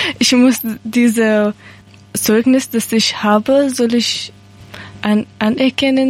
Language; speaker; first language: German; non-native, learner; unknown